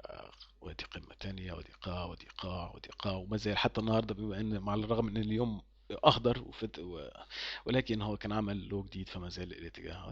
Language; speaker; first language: Arabic; native; Arabic